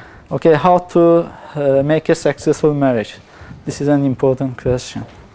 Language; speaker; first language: English; non-native, fluent; Azerbaijani